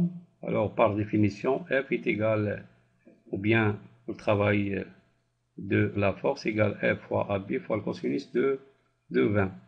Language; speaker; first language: French; non-native, local second language; Arabic